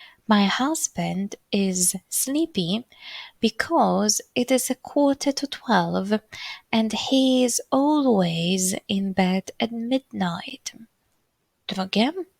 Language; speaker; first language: English; non-native, fluent; Polish